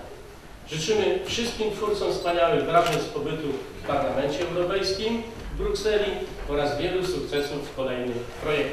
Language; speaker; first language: Polish; native; Polish